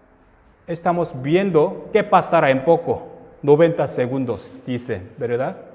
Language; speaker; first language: Spanish; non-native, fluent; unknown